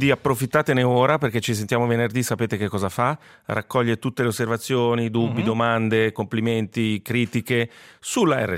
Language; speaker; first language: Italian; native; Italian